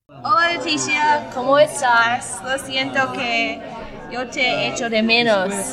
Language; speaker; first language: Spanish; non-native, learner; English